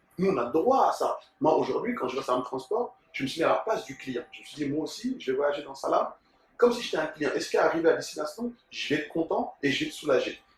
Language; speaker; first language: French; early bilingual, other home language; Soninke